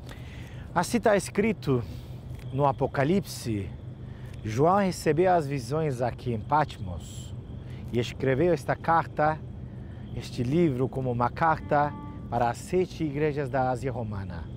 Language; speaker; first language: Portuguese; non-native, fluent; Turkish